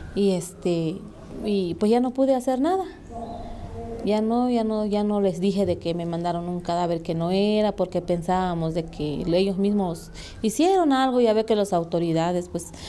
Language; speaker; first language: Spanish; native; Spanish